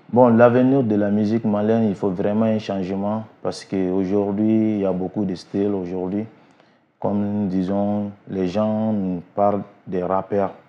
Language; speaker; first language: French; non-native, local second language; Bambara